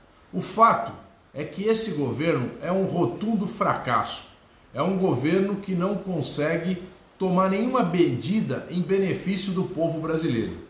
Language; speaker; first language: Portuguese; native; Portuguese